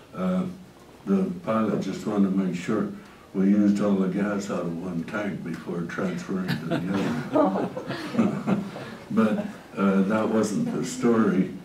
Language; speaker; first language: English; native; English